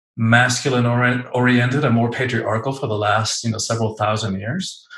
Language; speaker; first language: English; early bilingual, other home language; Spanish